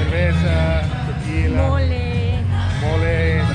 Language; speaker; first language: Spanish; non-native, learner; English